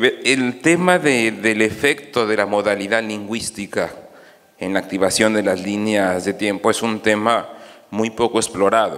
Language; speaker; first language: Spanish; native; Spanish